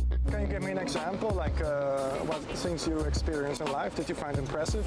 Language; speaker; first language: English; non-native, fluent; Dutch